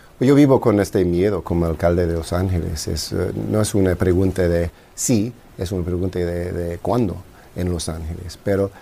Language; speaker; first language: Spanish; non-native, fluent; English